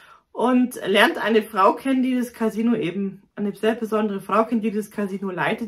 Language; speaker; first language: German; native; German